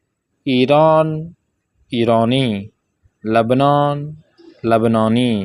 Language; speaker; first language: Persian; non-native, fluent; Urdu